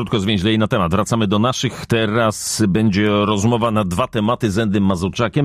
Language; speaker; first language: Polish; native; Polish